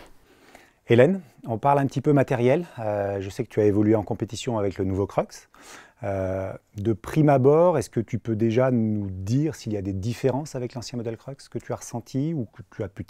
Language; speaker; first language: French; native; French